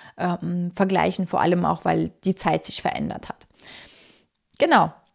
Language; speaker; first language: German; early bilingual, other home language; Russian